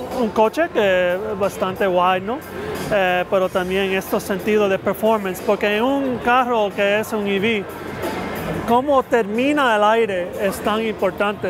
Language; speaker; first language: Spanish; early bilingual, heritage; Spanish